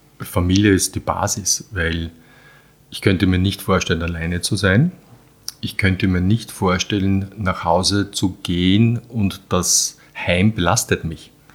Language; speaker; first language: German; native; German